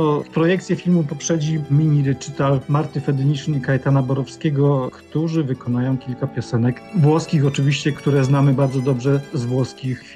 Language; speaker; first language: Polish; native; Polish